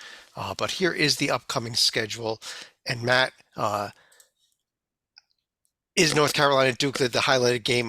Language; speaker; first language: English; native; English